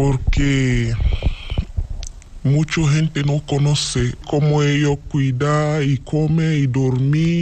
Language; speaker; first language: Spanish; non-native, learner; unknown